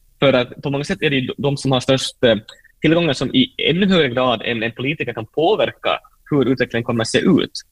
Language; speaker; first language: Swedish; native; Swedish